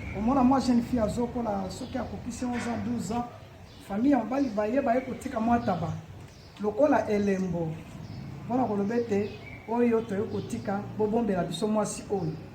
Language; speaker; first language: Lingala; non-native, local second language; Luba-Lulua